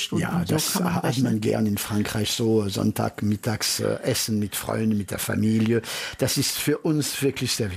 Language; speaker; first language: German; early bilingual, heritage; French